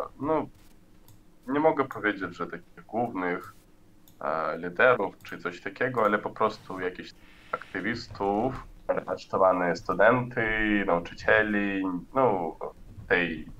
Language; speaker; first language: Polish; non-native, learner; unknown